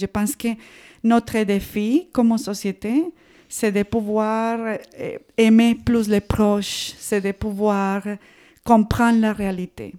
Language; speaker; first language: French; non-native, fluent; Spanish